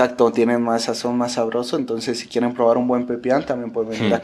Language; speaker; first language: Spanish; native; Spanish